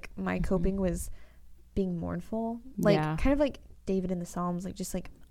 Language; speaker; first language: English; native; English